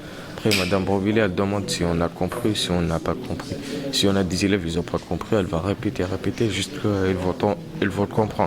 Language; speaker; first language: French; non-native, learner; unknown